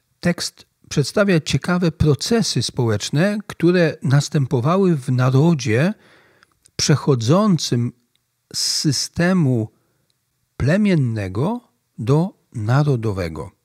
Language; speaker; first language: Polish; native; Polish